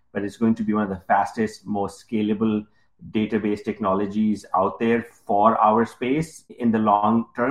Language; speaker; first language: English; non-native, local second language; Urdu